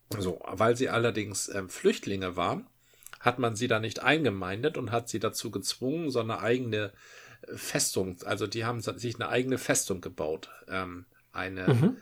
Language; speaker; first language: German; native; German